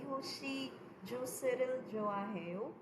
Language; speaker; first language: Korean; non-native, fluent; Filipino